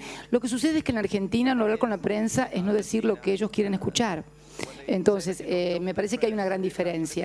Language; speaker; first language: Spanish; native; Spanish